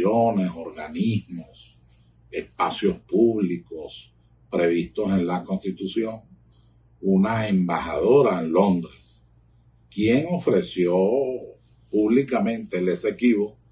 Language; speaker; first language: Spanish; native; Spanish